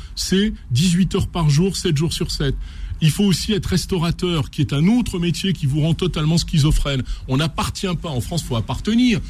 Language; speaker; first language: French; native; French